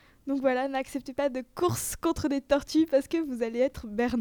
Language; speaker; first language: French; native; French